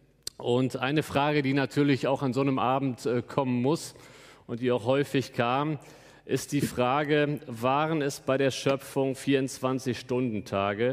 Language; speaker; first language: German; native; German